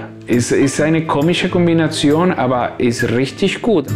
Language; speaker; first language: German; non-native, fluent; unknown